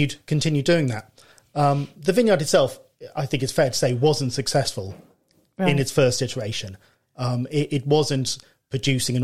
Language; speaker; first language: English; native; English